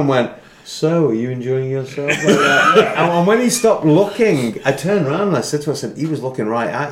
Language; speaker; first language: English; native; English